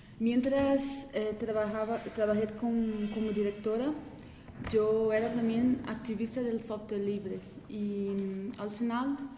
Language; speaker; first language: Spanish; non-native, learner; Portuguese